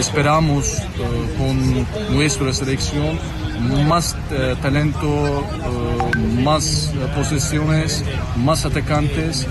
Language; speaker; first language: Spanish; non-native, learner; Turkish